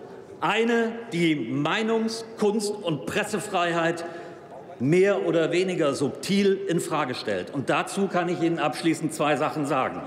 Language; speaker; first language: German; native; German